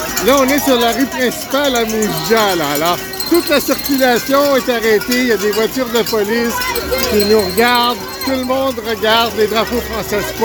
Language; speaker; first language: French; native; French